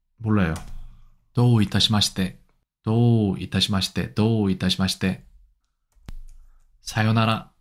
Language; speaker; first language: Japanese; non-native, learner; Korean